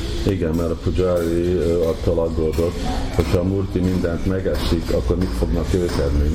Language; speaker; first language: Hungarian; native; Hungarian